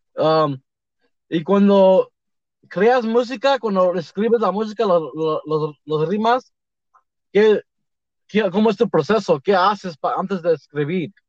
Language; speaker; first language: Spanish; early bilingual, heritage; Spanish